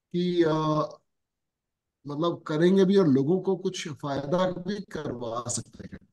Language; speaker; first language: Hindi; non-native, local second language; Marwari